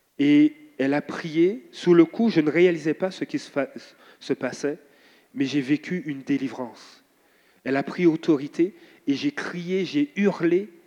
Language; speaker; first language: French; native; French